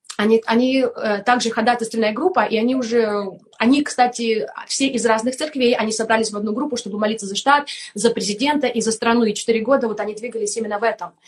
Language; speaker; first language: Russian; native; Russian